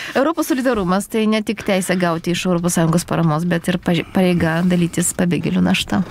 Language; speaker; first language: Lithuanian; non-native, local second language; Polish